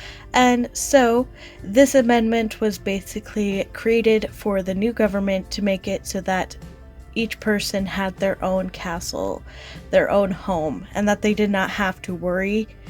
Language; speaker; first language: English; native; English